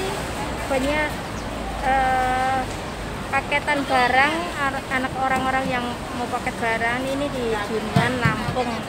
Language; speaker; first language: Indonesian; non-native, local second language; Javanese